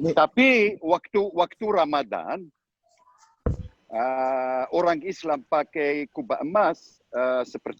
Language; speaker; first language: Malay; non-native, learner; Hebrew